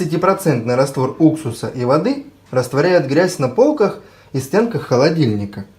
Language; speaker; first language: Russian; native; Russian